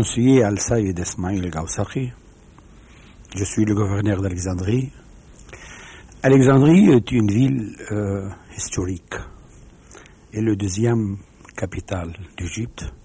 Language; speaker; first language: French; non-native, fluent; Arabic